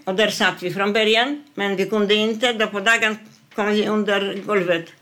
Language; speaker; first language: Swedish; non-native, fluent; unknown